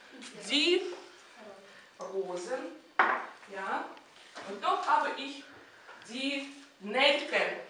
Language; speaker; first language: German; non-native, fluent; Russian